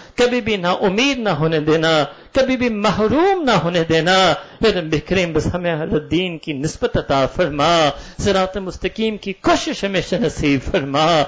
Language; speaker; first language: Urdu; native; Urdu